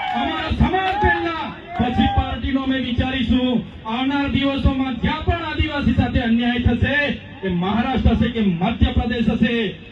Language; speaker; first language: Gujarati; non-native, local second language; Vasavi